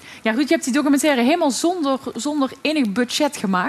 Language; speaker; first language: Dutch; native; Dutch